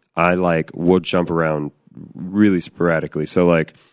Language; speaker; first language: English; native; English